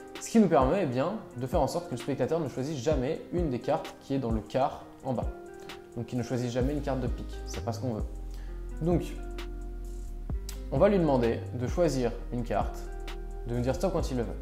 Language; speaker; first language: French; native; French